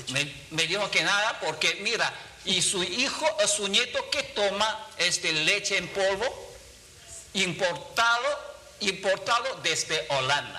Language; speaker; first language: Spanish; non-native, fluent; Chinese